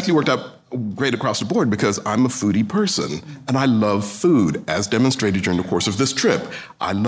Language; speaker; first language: English; native; English